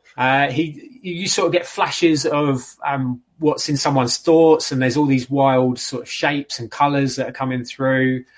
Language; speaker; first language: English; native; English